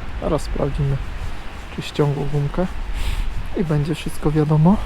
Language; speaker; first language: Polish; native; Polish